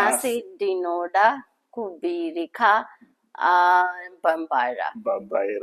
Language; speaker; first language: Shona; non-native, learner; Urdu